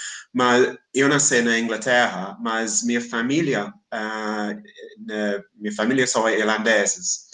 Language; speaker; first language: Portuguese; non-native, fluent; English